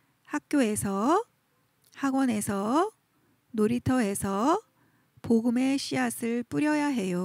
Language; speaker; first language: Korean; native; Korean